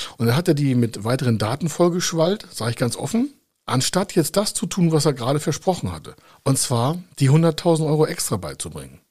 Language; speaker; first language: German; native; German